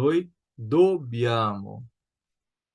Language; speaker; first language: Italian; non-native, fluent; Portuguese